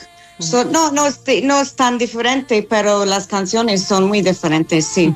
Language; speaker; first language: Spanish; non-native, fluent; English